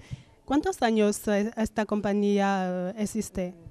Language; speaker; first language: Spanish; non-native, learner; French